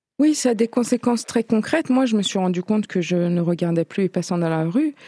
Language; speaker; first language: French; native; French